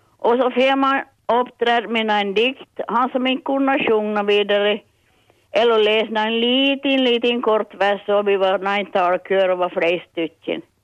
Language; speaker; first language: Swedish; native; Swedish